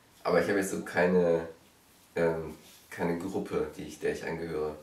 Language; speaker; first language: German; native; German